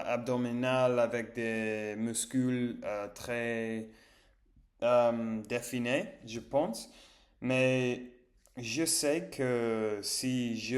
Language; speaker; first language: French; non-native, learner; English